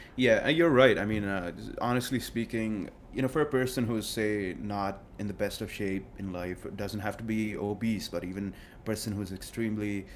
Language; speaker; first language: English; non-native, local second language; Telugu